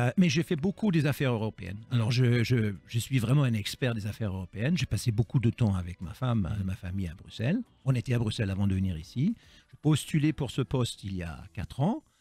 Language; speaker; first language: French; non-native, fluent; German